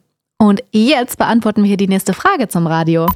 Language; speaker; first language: German; native; German